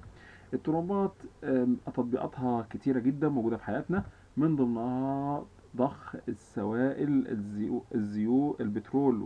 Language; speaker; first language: Arabic; native; Arabic